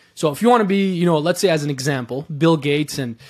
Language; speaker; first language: English; early bilingual, other home language; Persian